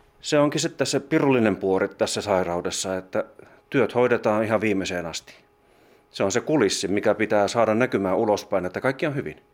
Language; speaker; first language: Finnish; native; Finnish